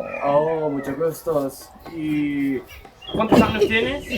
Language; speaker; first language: Spanish; non-native, learner; Japanese